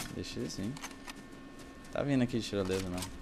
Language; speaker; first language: Portuguese; native; Portuguese